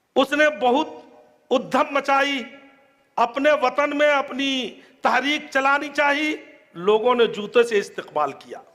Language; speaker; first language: Urdu; native; Urdu